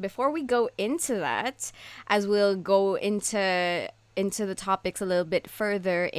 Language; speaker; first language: English; non-native, local second language; Filipino